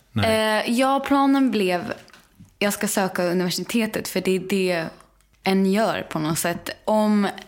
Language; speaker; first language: Swedish; native; Swedish